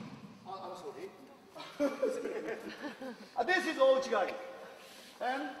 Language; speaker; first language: English; non-native, learner; Japanese